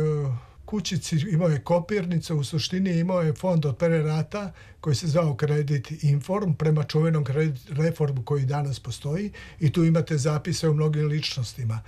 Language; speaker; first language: Serbian; native; Serbian